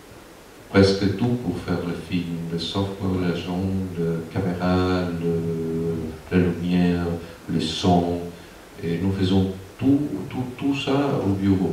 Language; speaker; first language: French; non-native, fluent; Spanish